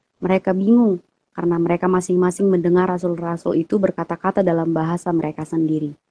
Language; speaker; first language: Indonesian; native; Indonesian